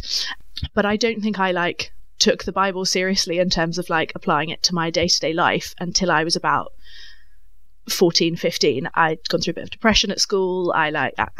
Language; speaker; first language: English; native; English